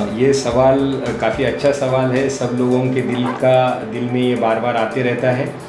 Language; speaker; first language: Hindi; non-native, local second language; Marathi